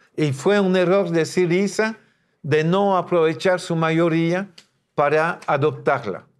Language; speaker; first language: Spanish; non-native, fluent; French